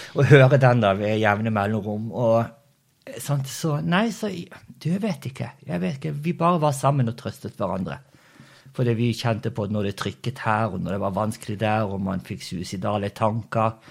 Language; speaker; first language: Norwegian; early bilingual, other home language; Portuguese